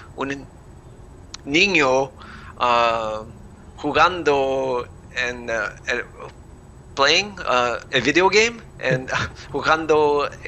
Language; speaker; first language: Spanish; non-native, learner; English